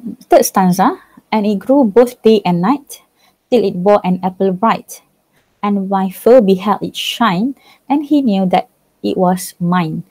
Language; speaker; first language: English; non-native, local second language; Malay